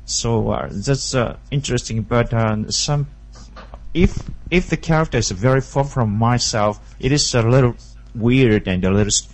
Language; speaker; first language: English; non-native, learner; Japanese